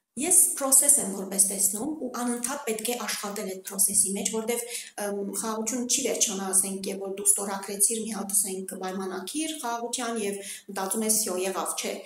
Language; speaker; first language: Armenian; early bilingual, heritage; Armenian